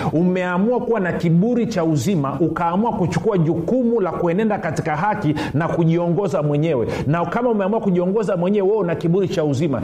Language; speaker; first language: Swahili; native; Swahili